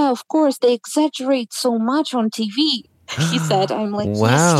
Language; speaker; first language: English; non-native, fluent; Russian